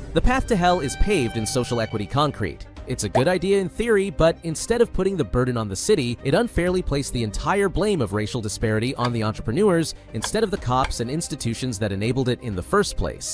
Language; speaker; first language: English; native; English